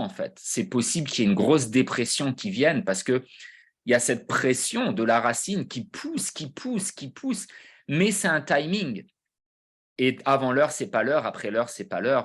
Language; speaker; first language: French; native; French